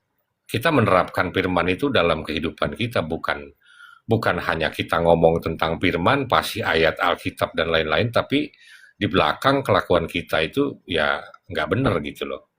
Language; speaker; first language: Indonesian; native; Indonesian